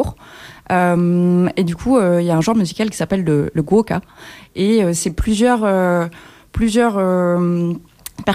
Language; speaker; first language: French; native; French